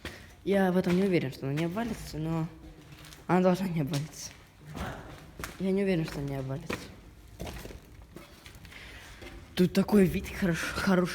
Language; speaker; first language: Russian; native; Russian